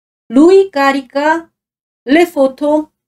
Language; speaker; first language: Italian; non-native, fluent; Korean